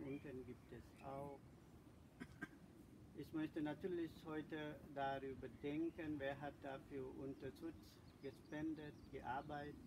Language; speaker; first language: German; non-native, learner; Sinhala